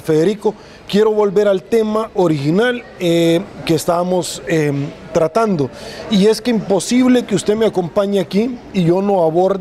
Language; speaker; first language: Spanish; native; Spanish